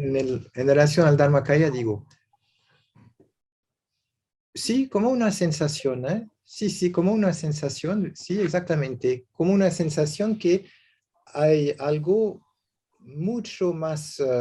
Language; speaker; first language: Spanish; non-native, learner; French